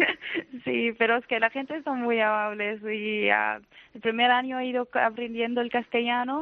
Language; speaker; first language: Spanish; non-native, fluent; Arabic